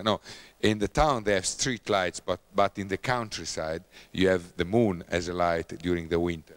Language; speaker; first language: English; non-native, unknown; Italian